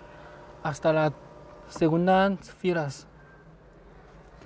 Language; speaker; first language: Spanish; non-native, learner; Chinese